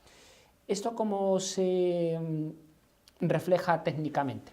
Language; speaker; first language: Spanish; native; Spanish